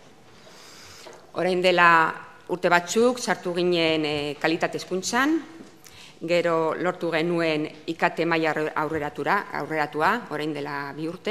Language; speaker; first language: Basque; non-native, local second language; Spanish